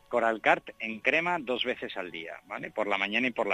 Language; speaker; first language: Spanish; native; Spanish